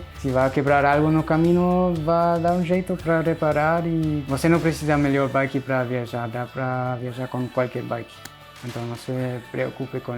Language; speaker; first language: Portuguese; non-native, fluent; German